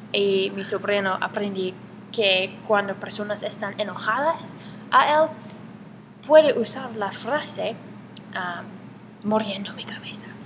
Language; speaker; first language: Spanish; non-native, learner; English